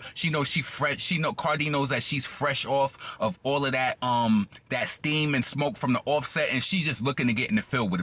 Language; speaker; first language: English; native; English